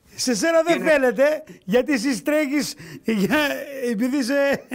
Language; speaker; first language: Greek; native; Greek